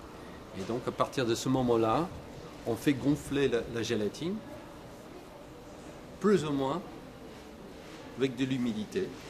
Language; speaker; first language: French; native; French